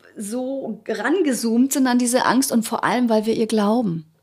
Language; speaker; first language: German; early bilingual, other home language; Croatian